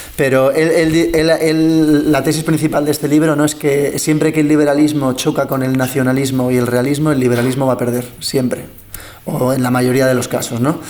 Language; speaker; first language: Spanish; early bilingual, other home language; English